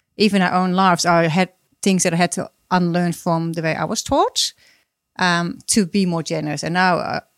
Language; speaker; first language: English; non-native, fluent; Dutch